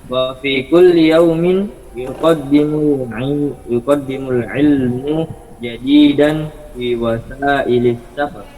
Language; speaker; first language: Arabic; non-native, learner; Indonesian